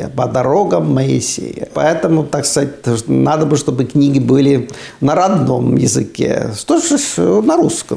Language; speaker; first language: Russian; non-native, fluent; Estonian